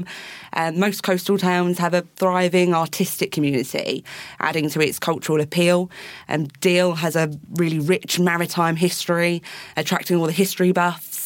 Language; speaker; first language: English; native; English